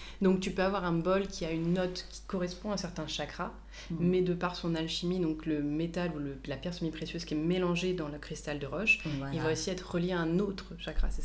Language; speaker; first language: French; native; French